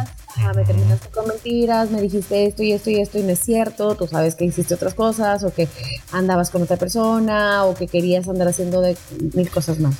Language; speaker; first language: Spanish; native; Spanish